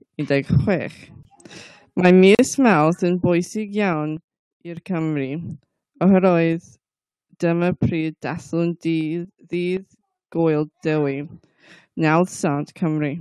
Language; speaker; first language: Welsh; non-native, learner; English